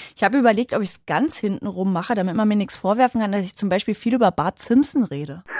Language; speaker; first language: German; native; German